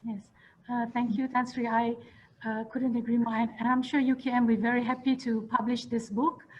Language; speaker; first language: English; non-native, local second language; Malay